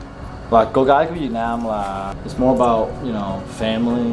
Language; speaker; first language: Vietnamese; early bilingual, heritage; Vietnamese